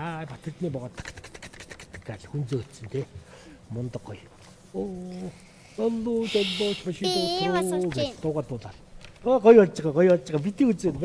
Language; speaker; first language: Mongolian; native; Mongolian